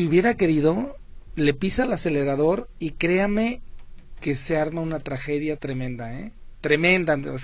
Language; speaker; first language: Spanish; native; Spanish